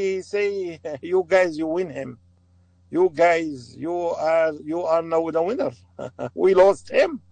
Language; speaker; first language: English; non-native, learner; Arabic